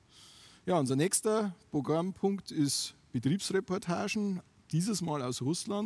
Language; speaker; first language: German; native; German